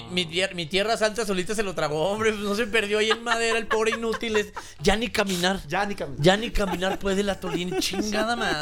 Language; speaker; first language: Spanish; native; Spanish